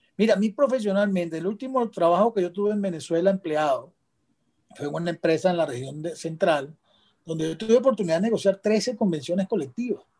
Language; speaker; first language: Spanish; native; Spanish